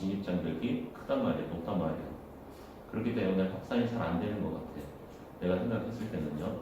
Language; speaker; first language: Korean; native; Korean